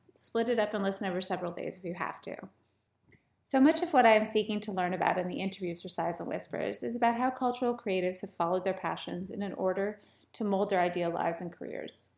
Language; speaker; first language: English; native; English